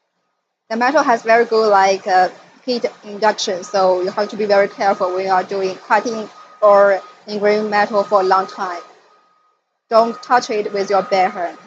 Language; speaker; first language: English; non-native, fluent; Chinese